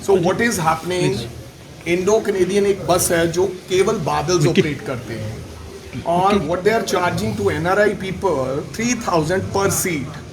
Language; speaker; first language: Hindi; non-native, local second language; Punjabi